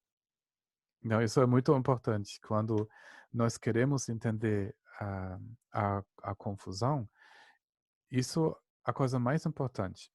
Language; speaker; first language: Portuguese; non-native, fluent; German